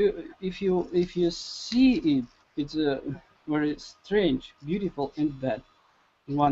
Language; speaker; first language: English; non-native, learner; Russian